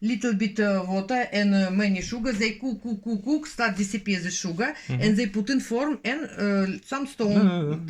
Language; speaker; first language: English; non-native, learner; Russian